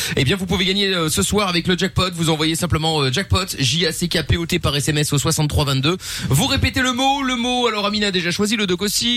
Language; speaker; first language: French; native; French